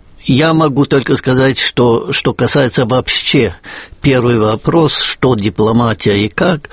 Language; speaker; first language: Russian; non-native, fluent; German